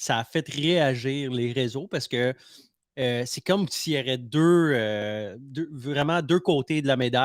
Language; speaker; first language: French; native; French